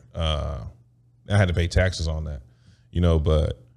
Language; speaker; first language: English; native; English